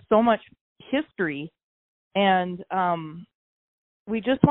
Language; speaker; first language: English; native; English